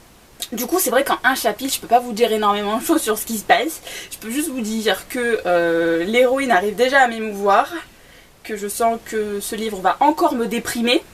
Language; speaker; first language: French; native; French